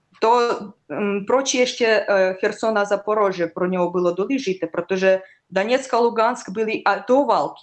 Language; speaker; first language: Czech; non-native, learner; Russian